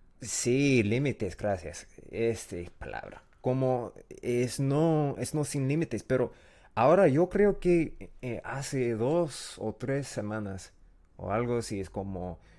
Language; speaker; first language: Spanish; non-native, learner; English